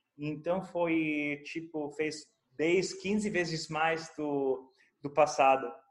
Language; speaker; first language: Portuguese; non-native, fluent; Italian